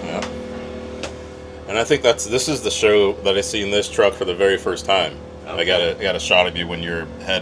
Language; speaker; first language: English; native; English